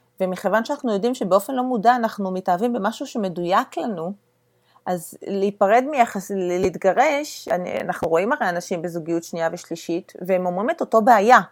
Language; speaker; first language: Hebrew; native; Hebrew